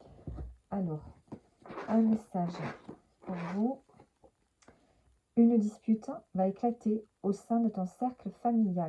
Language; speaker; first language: French; native; French